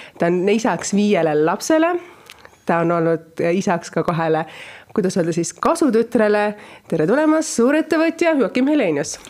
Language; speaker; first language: Estonian; native; Estonian